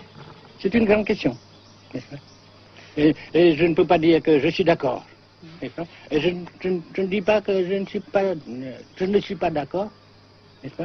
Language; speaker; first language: French; non-native, fluent; Vietnamese